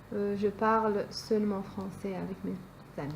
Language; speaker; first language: French; native; French